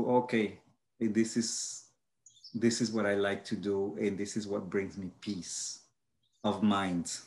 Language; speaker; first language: English; early bilingual, other home language; Spanish